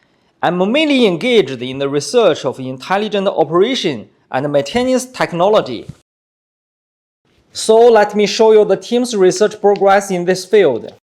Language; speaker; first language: English; non-native, fluent; Chinese